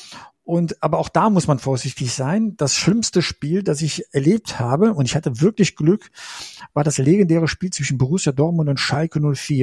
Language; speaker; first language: German; native; German